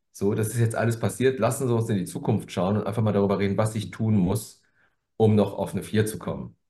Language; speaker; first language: German; early bilingual, other home language; Korean